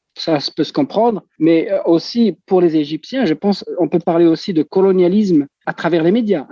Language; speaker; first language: French; non-native, local second language; Arabic